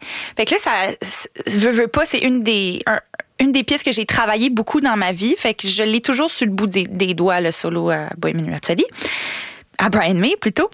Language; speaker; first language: French; native; French